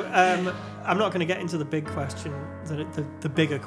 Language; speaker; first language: English; native; English